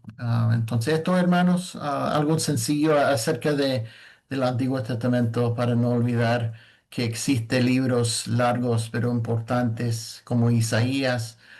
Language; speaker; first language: Spanish; non-native, fluent; English